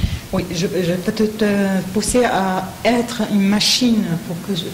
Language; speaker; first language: French; non-native, learner; Arabic